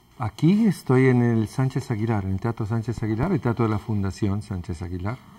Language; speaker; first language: Spanish; early bilingual, other home language; Italian